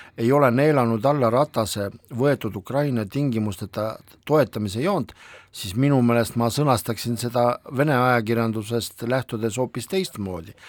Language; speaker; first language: Estonian; non-native, local second language; Russian